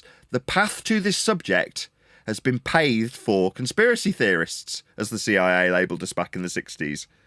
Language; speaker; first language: English; native; English